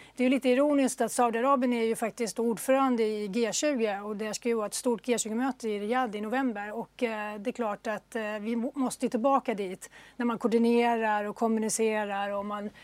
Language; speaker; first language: Swedish; native; Swedish